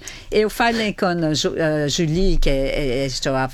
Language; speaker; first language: Portuguese; non-native, fluent; French